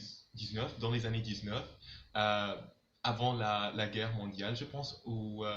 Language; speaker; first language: French; non-native, local second language; Arabic